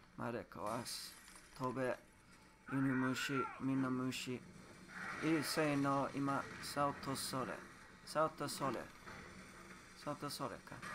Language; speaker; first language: Japanese; non-native, learner; English